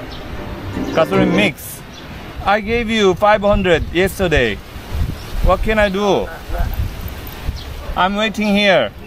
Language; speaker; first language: English; non-native, learner; Korean